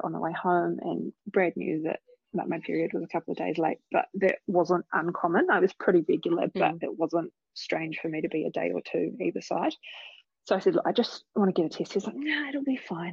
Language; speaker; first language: English; native; English